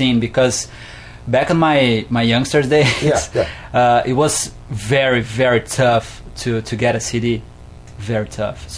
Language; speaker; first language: English; non-native, fluent; Portuguese